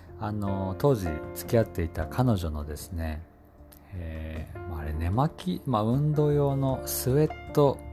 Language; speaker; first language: Japanese; native; Japanese